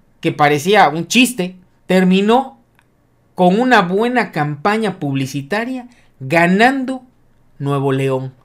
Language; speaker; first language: Spanish; native; Spanish